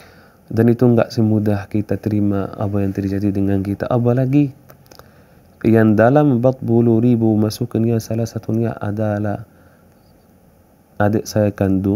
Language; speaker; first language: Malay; non-native, fluent; Arabic